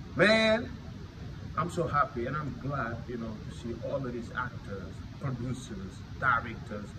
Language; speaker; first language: English; non-native, fluent; Wolof